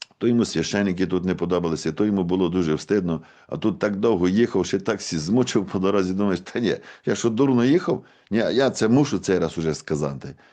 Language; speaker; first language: Ukrainian; native; Ukrainian